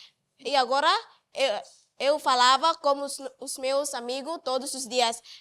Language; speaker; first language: Portuguese; non-native, learner; Tetum